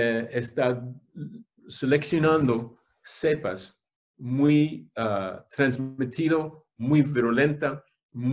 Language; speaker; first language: Spanish; non-native, fluent; English